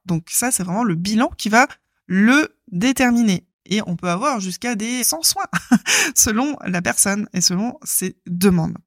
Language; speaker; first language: French; native; French